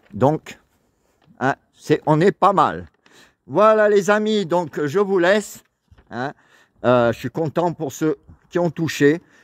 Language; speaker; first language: French; native; French